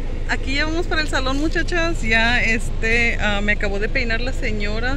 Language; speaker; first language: Spanish; early bilingual, other home language; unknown